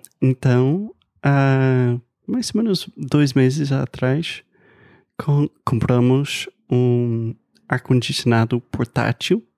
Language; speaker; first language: Portuguese; non-native, fluent; English